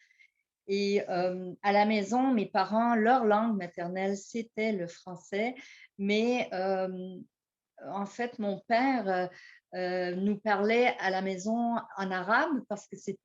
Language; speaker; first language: French; early bilingual, heritage; French